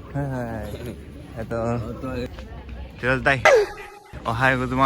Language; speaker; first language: Japanese; non-native, learner; Nepali